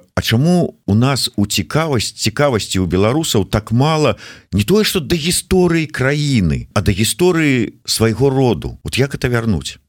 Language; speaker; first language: Belarusian; native; Belarusian